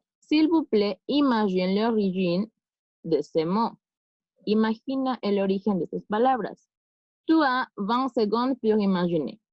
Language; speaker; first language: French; non-native, fluent; Spanish